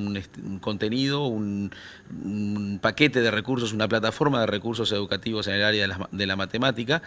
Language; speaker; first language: Spanish; native; Spanish